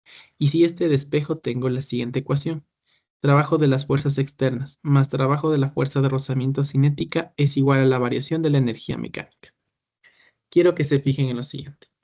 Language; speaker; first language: Spanish; native; Spanish